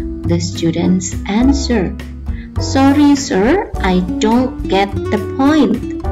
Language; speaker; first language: English; non-native, fluent; Indonesian